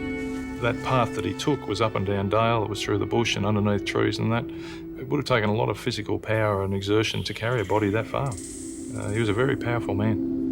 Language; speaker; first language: English; native; English